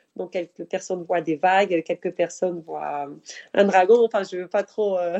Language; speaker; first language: French; non-native, fluent; Spanish